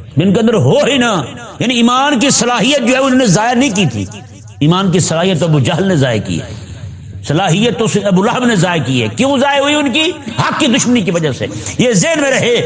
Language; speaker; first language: Urdu; non-native, local second language; Punjabi